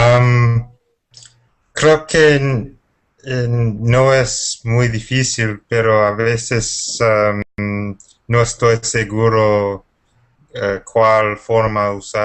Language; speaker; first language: Spanish; non-native, fluent; English